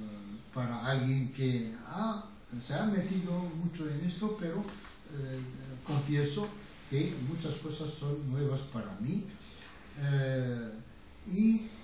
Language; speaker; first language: Spanish; non-native, fluent; Arabic